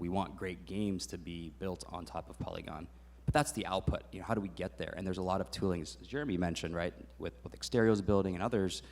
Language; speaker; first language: English; native; English